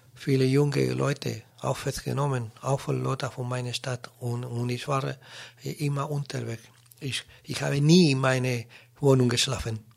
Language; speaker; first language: German; non-native, learner; Spanish